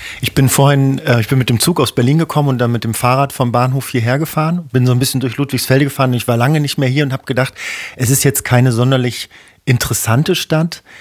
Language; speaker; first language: German; native; German